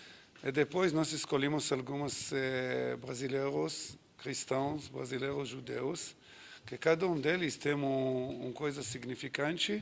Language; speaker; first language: Portuguese; non-native, fluent; Hebrew